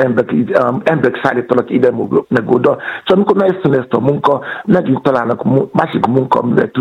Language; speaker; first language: Hungarian; non-native, learner; Yoruba